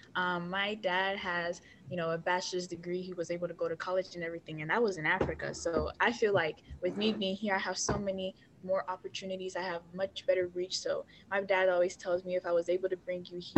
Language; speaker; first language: English; early bilingual, other home language; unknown